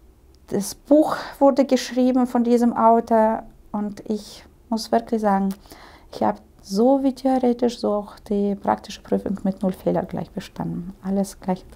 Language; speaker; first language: German; early bilingual, heritage; Russian